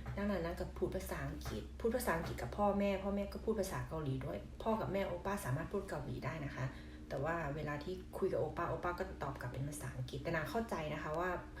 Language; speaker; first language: Thai; non-native, local second language; Northeastern Thai